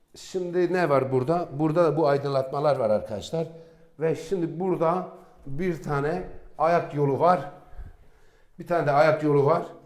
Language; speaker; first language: Turkish; native; Turkish